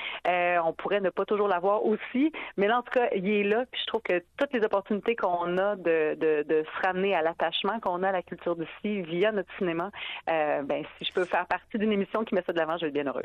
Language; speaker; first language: French; native; French